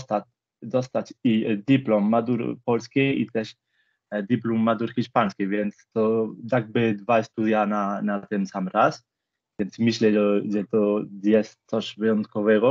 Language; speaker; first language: Polish; non-native, fluent; Spanish